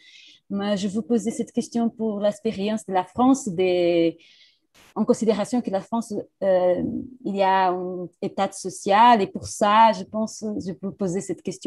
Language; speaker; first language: French; non-native, fluent; Portuguese